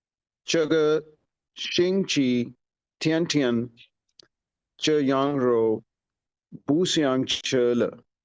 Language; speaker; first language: Chinese; non-native, learner; Urdu